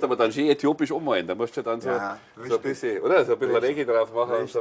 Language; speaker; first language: German; native; German